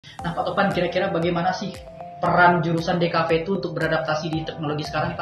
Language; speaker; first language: Indonesian; native; Indonesian